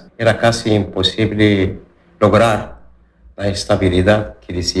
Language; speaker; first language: Spanish; non-native, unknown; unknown